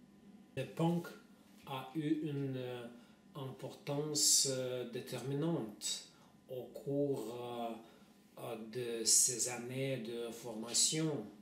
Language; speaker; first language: French; non-native, fluent; Russian